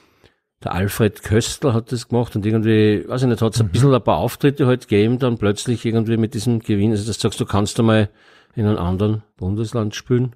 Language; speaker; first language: German; native; German